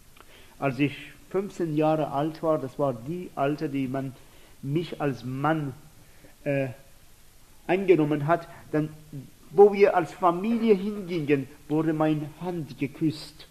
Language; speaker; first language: German; non-native, fluent; Persian